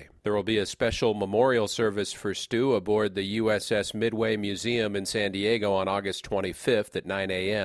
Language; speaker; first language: English; native; English